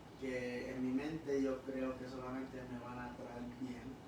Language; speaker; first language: Spanish; early bilingual, heritage; Spanish